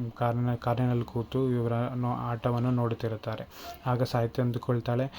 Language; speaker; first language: Kannada; native; Kannada